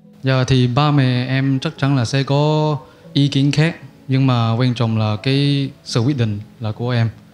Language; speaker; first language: Vietnamese; non-native, fluent; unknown